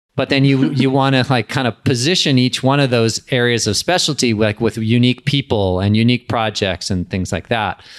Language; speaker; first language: English; native; English